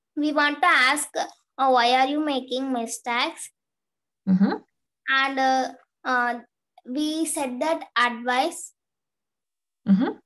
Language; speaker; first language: English; non-native, learner; Tamil